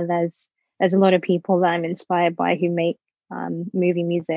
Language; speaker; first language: English; native; English